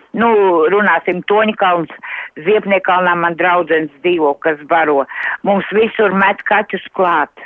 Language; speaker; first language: Latvian; native; Latvian